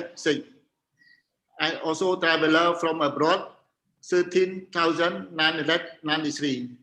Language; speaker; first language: English; non-native, learner; Khmer